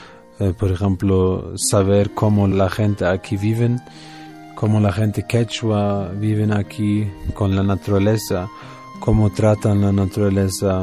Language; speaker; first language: Spanish; non-native, learner; German